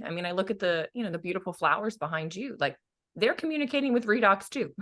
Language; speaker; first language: English; native; English